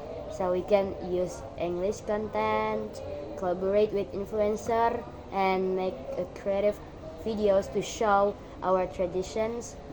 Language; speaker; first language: English; non-native, learner; Indonesian